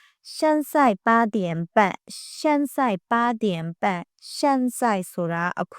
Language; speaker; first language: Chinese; non-native, fluent; Burmese